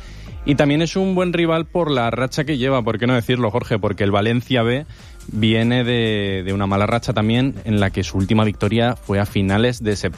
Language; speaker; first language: Spanish; native; Spanish